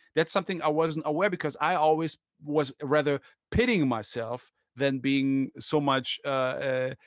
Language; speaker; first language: English; non-native, fluent; German